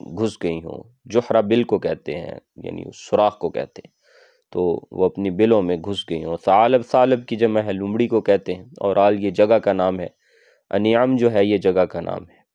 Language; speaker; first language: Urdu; non-native, local second language; Punjabi